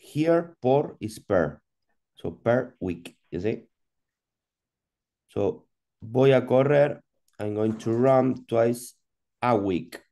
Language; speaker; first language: English; non-native, learner; Spanish